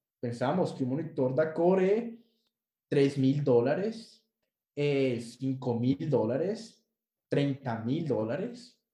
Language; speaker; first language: Portuguese; non-native, learner; Spanish